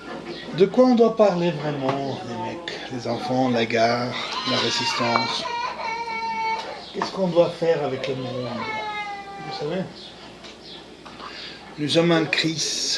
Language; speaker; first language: French; non-native, fluent; Spanish